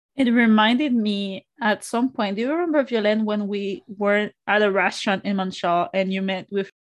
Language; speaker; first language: English; non-native, fluent; Spanish